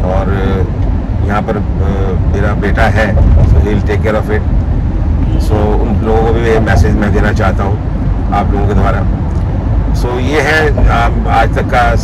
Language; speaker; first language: Hindi; non-native, local second language; Punjabi